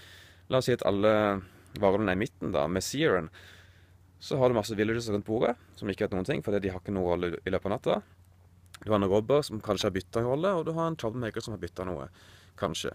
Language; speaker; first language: Norwegian; native; Norwegian